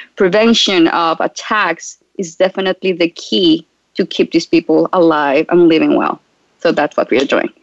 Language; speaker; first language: English; non-native, fluent; Spanish